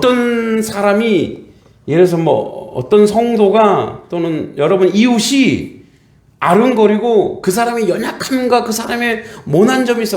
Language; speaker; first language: Korean; native; Korean